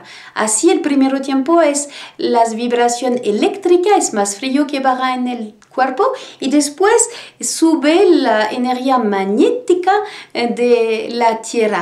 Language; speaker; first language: Spanish; non-native, learner; French